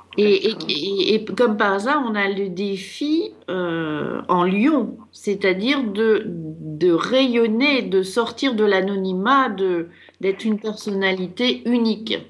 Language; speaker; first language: French; native; French